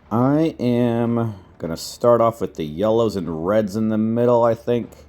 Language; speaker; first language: English; native; English